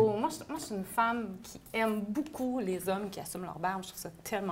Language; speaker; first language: French; native; French